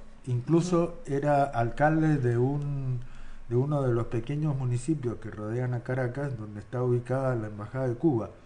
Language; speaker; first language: Spanish; native; Spanish